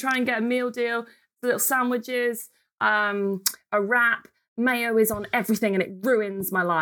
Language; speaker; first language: English; native; English